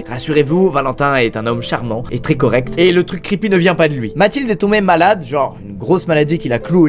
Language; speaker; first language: French; native; French